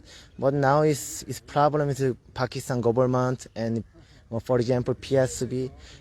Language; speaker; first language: English; non-native, learner; Korean